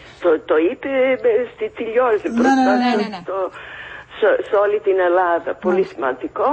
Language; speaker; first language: Greek; non-native, fluent; English